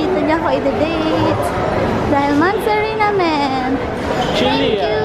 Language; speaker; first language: Filipino; native; Filipino